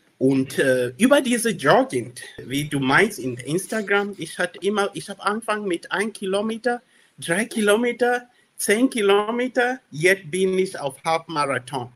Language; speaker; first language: German; non-native, learner; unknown